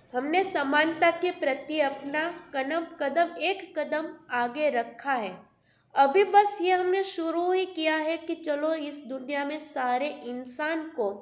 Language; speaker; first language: Hindi; non-native, local second language; Gujarati